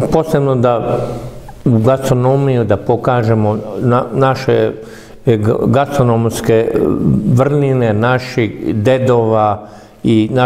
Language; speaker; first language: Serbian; non-native, local second language; Hungarian